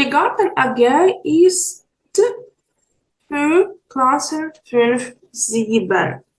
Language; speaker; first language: German; non-native, fluent; Ukrainian